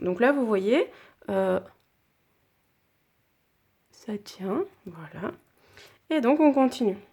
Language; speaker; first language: French; native; French